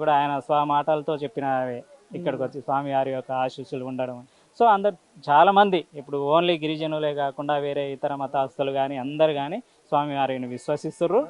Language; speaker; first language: Telugu; non-native, local second language; Lambadi